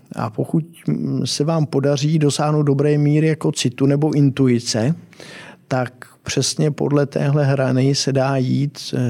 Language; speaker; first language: Czech; native; Czech